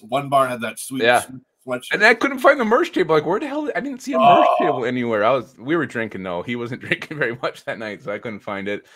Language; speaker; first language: English; native; English